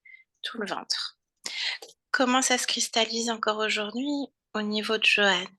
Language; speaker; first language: French; native; French